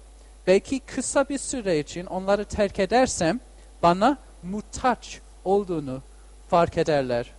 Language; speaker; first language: Turkish; non-native, fluent; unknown